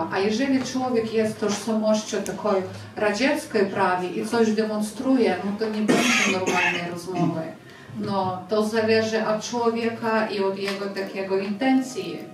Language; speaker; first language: Polish; non-native, fluent; Ukrainian